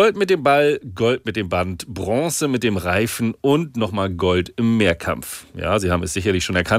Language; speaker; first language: German; native; German